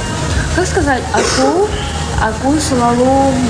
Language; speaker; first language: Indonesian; non-native, learner; Russian